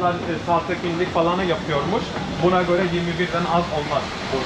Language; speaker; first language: Turkish; non-native, fluent; Bangla